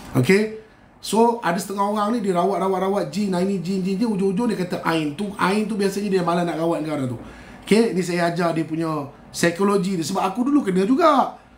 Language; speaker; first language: Malay; native; Malay